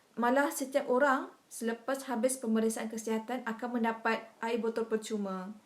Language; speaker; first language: Malay; native; Malay